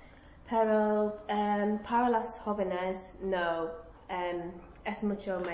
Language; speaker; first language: Spanish; non-native, learner; English